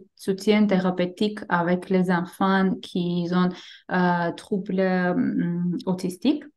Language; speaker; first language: French; non-native, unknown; Armenian